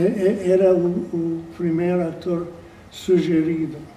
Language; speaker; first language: Portuguese; non-native, fluent; English